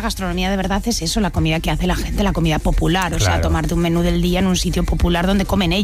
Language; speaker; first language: Spanish; native; Spanish